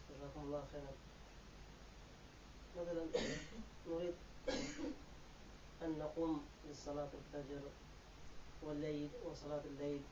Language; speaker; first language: Arabic; non-native, learner; Turkish